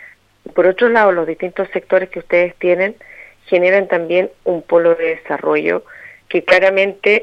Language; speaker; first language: Spanish; native; Spanish